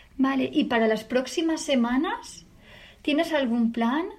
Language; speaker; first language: Spanish; native; Spanish